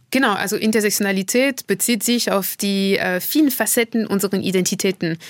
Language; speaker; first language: German; non-native, fluent; French